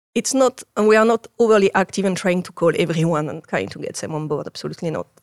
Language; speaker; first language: English; non-native, fluent; French